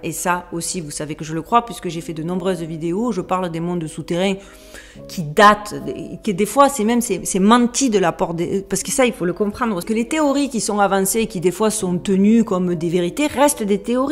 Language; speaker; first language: French; native; French